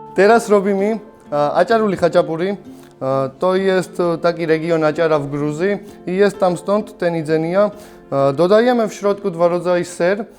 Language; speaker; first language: Polish; non-native, fluent; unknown